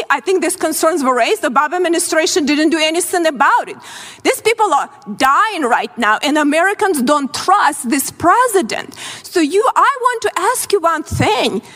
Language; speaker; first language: English; non-native, fluent; Ukrainian